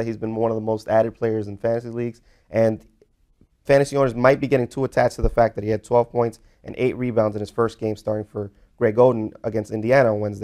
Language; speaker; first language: English; native; English